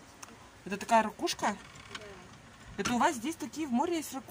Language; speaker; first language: Russian; native; Russian